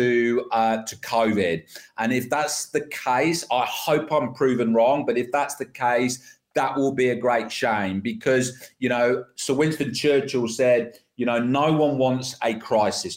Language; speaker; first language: English; native; English